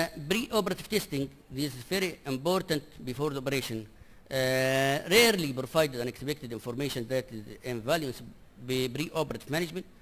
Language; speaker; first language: English; non-native, fluent; Arabic